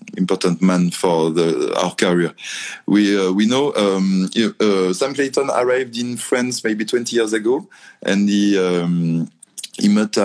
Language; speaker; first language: English; non-native, learner; French